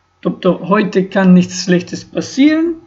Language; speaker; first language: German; non-native, learner; Ukrainian